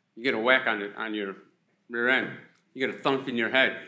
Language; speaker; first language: English; native; English